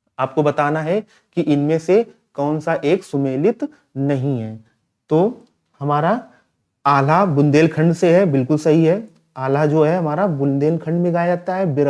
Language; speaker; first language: Hindi; native; Hindi